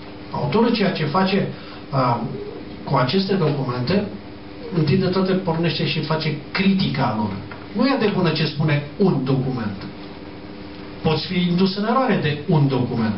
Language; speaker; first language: Romanian; native; Romanian